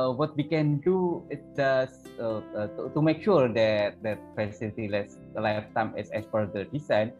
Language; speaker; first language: English; non-native, fluent; Indonesian